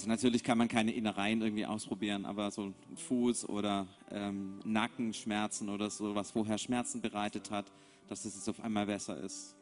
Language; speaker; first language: German; native; German